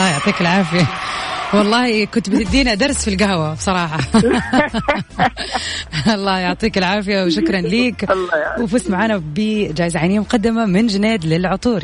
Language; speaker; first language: Arabic; native; Arabic